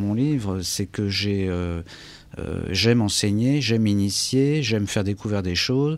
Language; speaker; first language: French; native; French